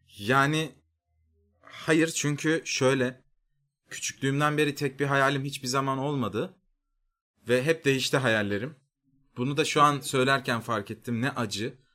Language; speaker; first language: Turkish; native; Turkish